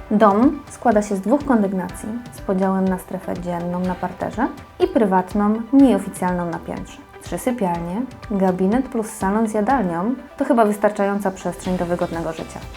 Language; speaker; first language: Polish; native; Polish